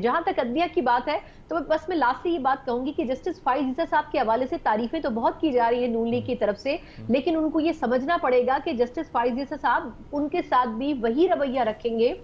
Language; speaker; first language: Urdu; native; Urdu